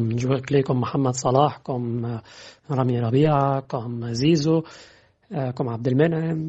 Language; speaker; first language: French; non-native, fluent; Arabic